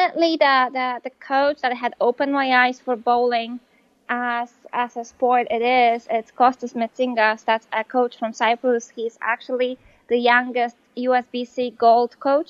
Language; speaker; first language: English; non-native, fluent; Polish